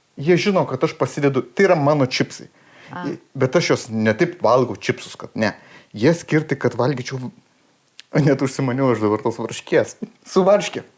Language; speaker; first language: Lithuanian; native; Lithuanian